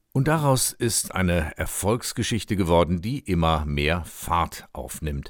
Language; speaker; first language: German; native; German